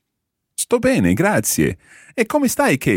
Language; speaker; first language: Italian; non-native, fluent; English